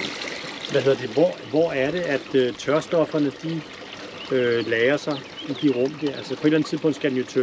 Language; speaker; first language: Danish; native; Danish